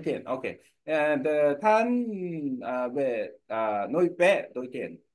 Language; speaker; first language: Vietnamese; non-native, learner; Korean